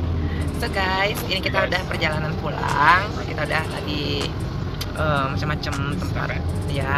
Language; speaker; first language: Indonesian; native; Indonesian